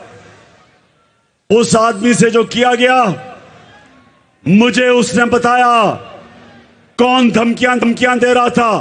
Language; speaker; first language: Urdu; native; Urdu